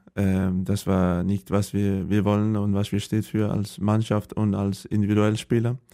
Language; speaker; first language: German; non-native, fluent; Danish